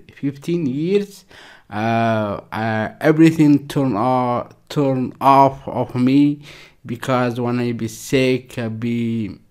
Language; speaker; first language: English; non-native, learner; Arabic